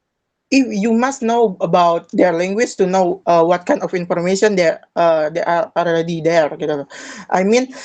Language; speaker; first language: English; non-native, learner; Indonesian